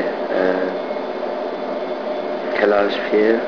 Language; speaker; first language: French; non-native, learner; English